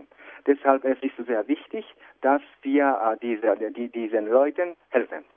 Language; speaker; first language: German; non-native, fluent; Japanese